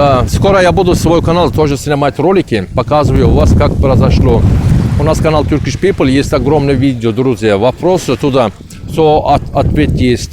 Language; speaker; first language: Russian; non-native, learner; Turkish